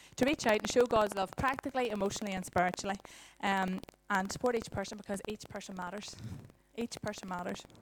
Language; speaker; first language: English; native; English